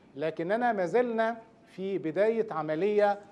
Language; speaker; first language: Arabic; native; Arabic